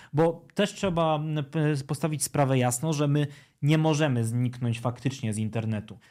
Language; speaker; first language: Polish; native; Polish